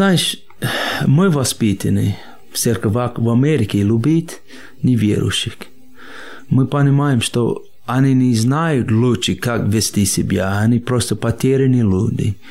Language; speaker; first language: Russian; non-native, fluent; English